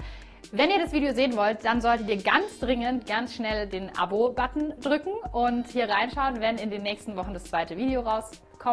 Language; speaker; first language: German; native; German